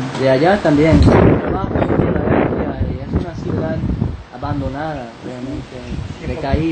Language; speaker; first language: Spanish; non-native, fluent; English